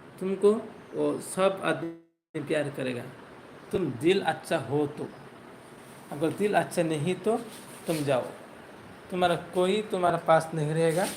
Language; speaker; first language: Hindi; non-native, learner; Bangla